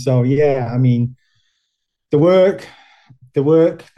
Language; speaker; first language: English; native; English